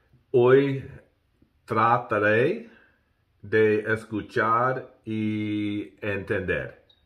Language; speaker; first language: Spanish; non-native, learner; English